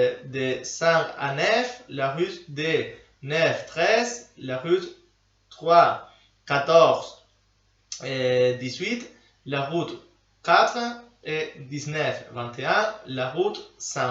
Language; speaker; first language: French; non-native, learner; Spanish